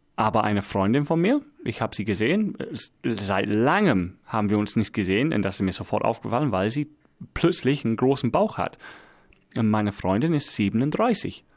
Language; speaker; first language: German; non-native, fluent; English